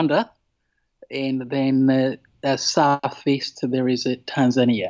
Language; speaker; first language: English; non-native, fluent; Rundi